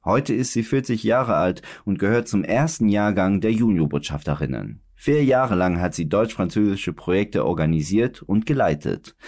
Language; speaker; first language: German; native; German